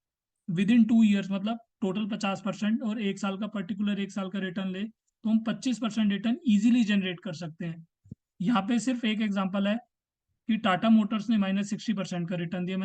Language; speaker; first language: Hindi; native; Hindi